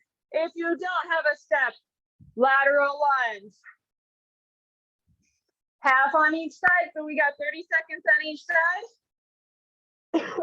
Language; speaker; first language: English; native; English